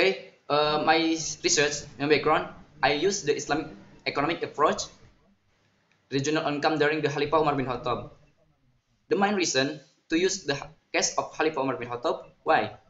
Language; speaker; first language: English; non-native, learner; Indonesian